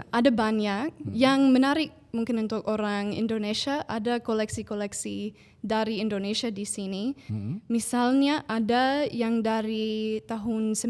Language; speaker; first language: Indonesian; non-native, fluent; English